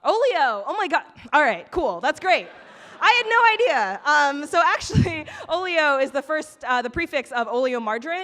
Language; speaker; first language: English; native; English